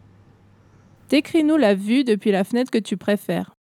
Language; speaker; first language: French; native; French